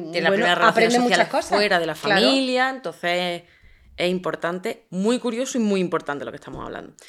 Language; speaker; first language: Spanish; native; Spanish